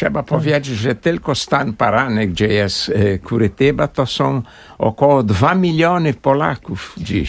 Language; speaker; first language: Polish; early bilingual, heritage; Portuguese